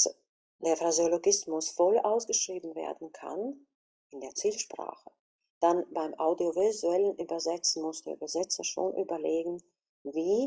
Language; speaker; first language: German; non-native, fluent; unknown